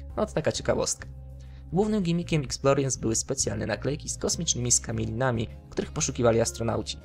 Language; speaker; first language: Polish; native; Polish